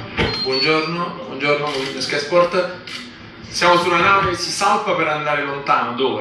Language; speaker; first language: Italian; native; Italian